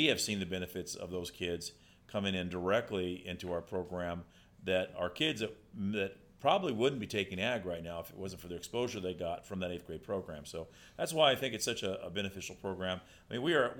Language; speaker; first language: English; native; English